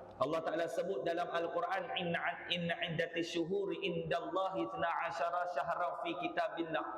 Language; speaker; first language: Malay; native; Malay